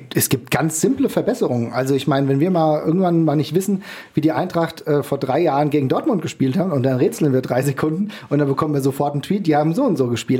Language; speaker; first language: German; native; German